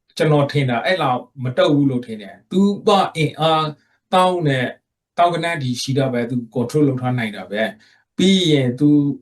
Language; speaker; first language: Burmese; native; Burmese